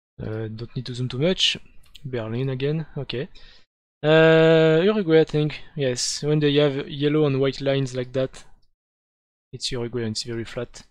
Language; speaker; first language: English; non-native, fluent; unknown